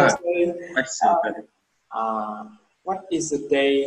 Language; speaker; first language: English; non-native, learner; Vietnamese